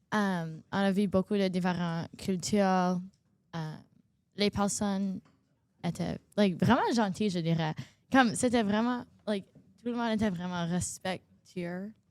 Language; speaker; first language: French; non-native, local second language; English